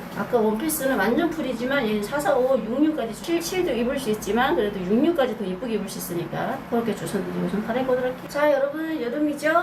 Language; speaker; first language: Korean; native; Korean